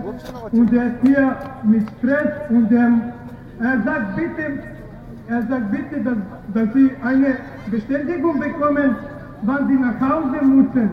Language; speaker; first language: German; non-native, learner; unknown